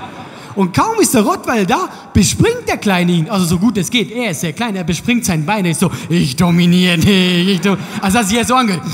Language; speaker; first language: German; native; German